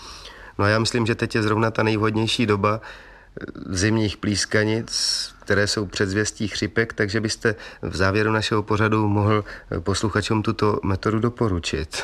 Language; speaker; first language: Czech; native; Czech